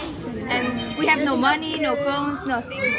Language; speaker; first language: English; non-native, fluent; Romanian